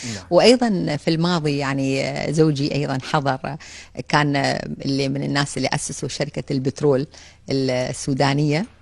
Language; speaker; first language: Arabic; native; Arabic